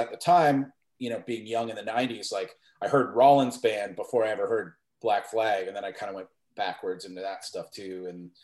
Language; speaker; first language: English; native; English